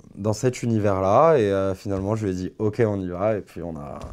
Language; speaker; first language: French; native; French